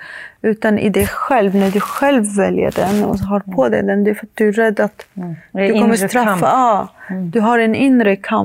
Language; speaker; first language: Swedish; early bilingual, other home language; Arabic